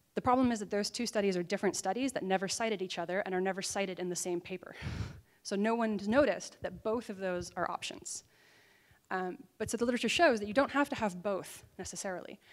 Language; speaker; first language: English; native; English